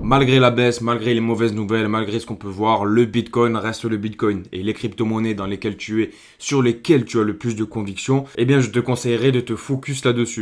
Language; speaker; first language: French; native; French